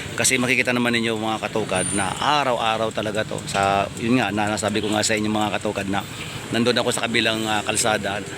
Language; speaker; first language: Filipino; native; Filipino